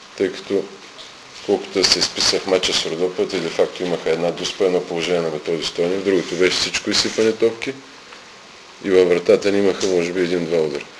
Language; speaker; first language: Bulgarian; native; Bulgarian